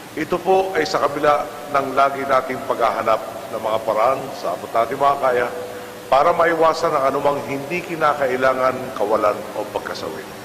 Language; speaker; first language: Filipino; native; Filipino